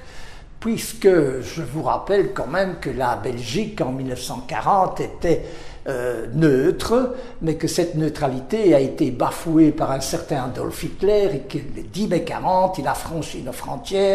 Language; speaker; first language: French; native; French